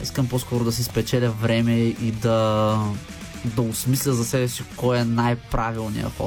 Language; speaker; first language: Bulgarian; native; Bulgarian